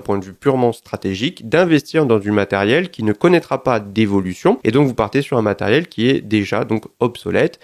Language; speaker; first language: French; native; French